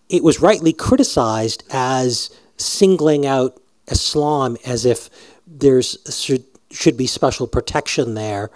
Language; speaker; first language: English; native; English